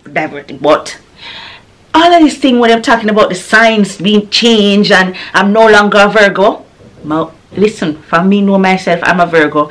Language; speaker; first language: English; non-native, local second language; Jamaican Creole English